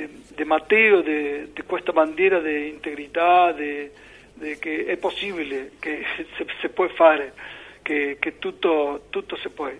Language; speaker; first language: Italian; non-native, learner; Spanish